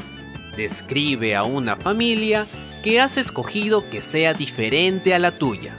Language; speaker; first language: Spanish; native; Spanish